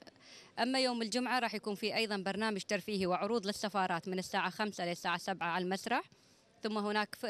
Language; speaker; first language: Arabic; native; Arabic